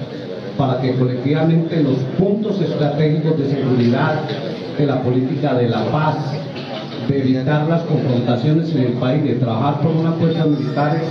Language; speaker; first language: Spanish; native; Spanish